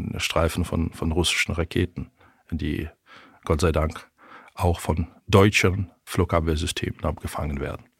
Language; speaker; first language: German; non-native, fluent; Ukrainian